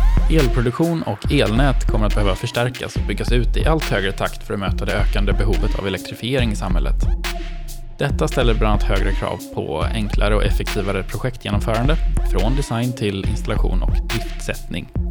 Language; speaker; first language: Swedish; native; Swedish